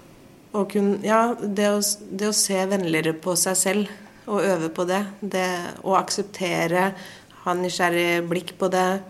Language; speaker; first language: Norwegian; native; Norwegian